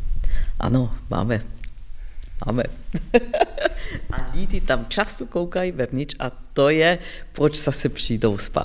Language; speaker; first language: Czech; non-native, learner; German